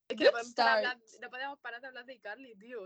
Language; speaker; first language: Spanish; native; Spanish